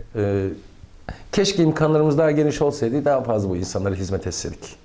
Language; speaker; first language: Turkish; native; Turkish